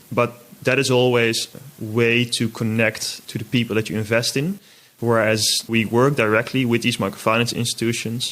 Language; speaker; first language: English; non-native, fluent; Dutch